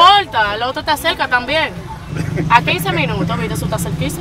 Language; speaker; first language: Spanish; native; Spanish